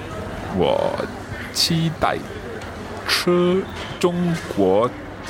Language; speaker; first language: Chinese; non-native, learner; English